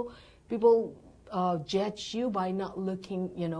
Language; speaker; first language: English; non-native, learner; Burmese